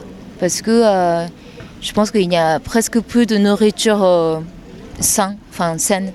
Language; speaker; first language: French; non-native, fluent; Japanese